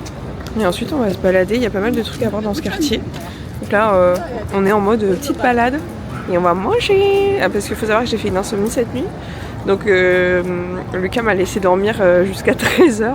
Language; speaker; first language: French; native; French